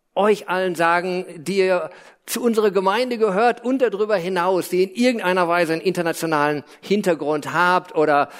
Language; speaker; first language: German; native; German